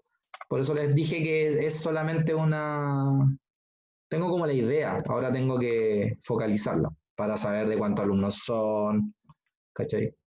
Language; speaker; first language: Spanish; native; Spanish